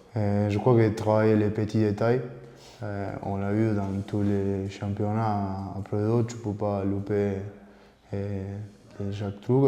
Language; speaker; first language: French; non-native, learner; Spanish